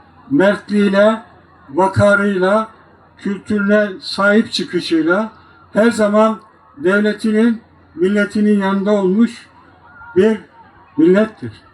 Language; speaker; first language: Turkish; native; Turkish